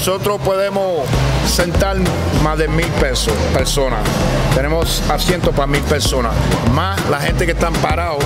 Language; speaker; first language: Spanish; early bilingual, heritage; Spanish